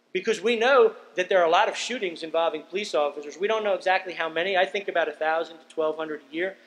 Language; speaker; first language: English; native; English